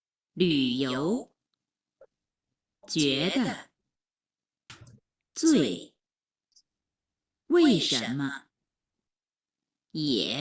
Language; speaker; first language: Chinese; non-native, learner; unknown